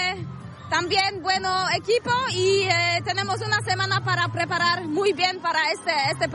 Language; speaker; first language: Spanish; non-native, learner; Polish